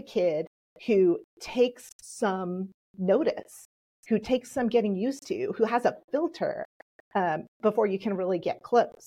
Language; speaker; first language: English; early bilingual, other home language; Polish